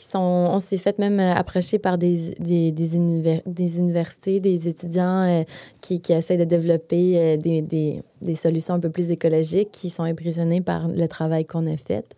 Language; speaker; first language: French; early bilingual, other home language; Bosnian